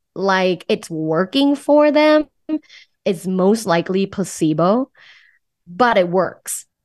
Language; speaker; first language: English; non-native, fluent; Thai